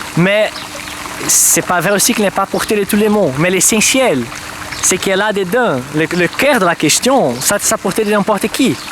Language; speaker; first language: French; native; French